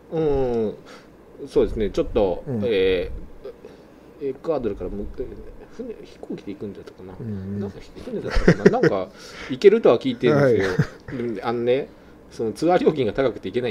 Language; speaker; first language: Japanese; native; Japanese